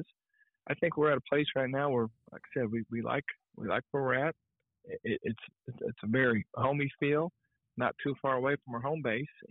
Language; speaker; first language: English; native; English